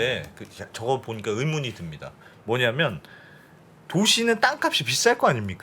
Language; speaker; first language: Korean; native; Korean